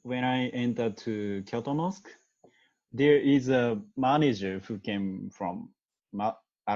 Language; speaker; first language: English; non-native, learner; Japanese